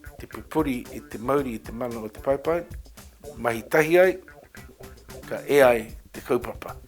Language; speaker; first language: Māori; native; Māori